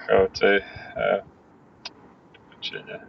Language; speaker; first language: English; non-native, learner; Russian